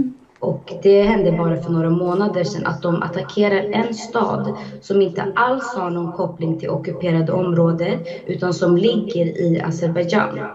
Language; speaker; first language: Swedish; early bilingual, other home language; Azerbaijani